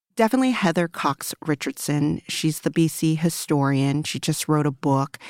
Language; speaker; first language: English; early bilingual, other home language; Chinese